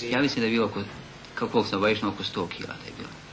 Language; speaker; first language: Bosnian; native; Bosnian